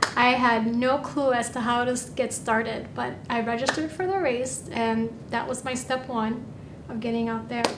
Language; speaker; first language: English; native; English